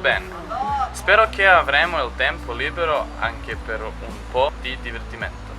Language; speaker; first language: Italian; non-native, learner; Serbian